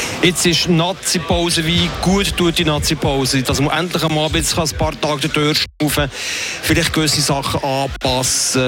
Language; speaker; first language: German; native; German